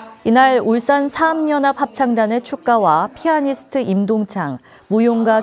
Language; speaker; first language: Korean; native; Korean